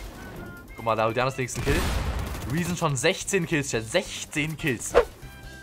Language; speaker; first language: German; native; German